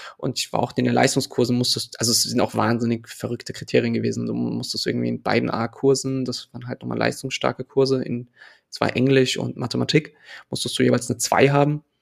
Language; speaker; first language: German; early bilingual, other home language; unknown